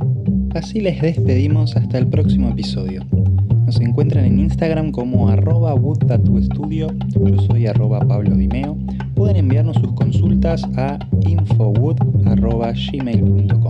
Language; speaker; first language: Spanish; native; Spanish